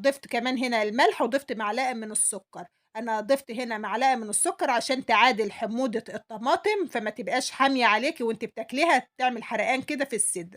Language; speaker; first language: Arabic; native; Arabic